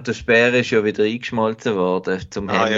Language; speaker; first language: German; native; German